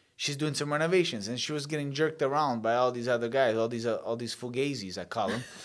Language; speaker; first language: English; early bilingual, other home language; Italian